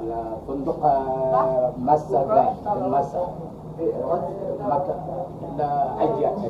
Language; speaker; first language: Arabic; non-native, learner; Malay